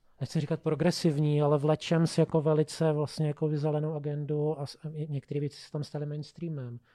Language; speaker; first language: Czech; native; Czech